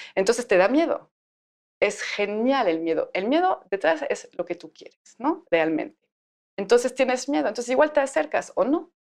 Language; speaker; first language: Spanish; non-native, fluent; French